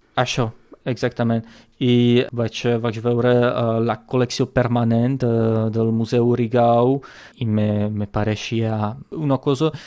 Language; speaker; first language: Catalan; non-native, fluent; Czech